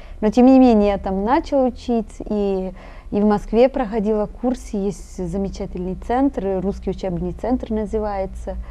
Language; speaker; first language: Russian; non-native, fluent; Italian